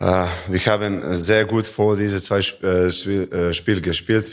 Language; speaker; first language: German; non-native, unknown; Serbian